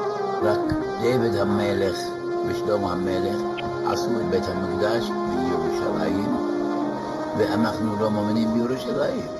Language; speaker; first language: Hebrew; non-native, local second language; Arabic